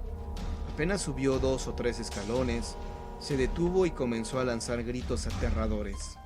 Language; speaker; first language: Spanish; native; Spanish